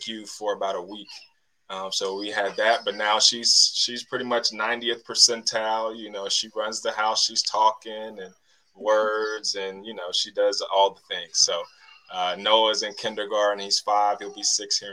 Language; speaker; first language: English; native; English